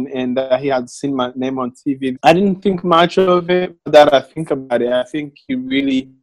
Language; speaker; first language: English; non-native, local second language; Kinyarwanda